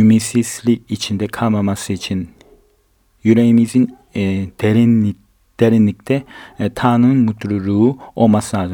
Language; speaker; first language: Turkish; non-native, fluent; Korean